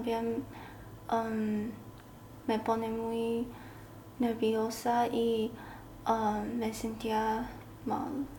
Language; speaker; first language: Spanish; non-native, learner; Chinese